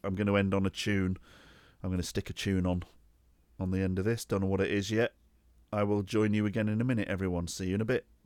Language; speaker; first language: English; native; English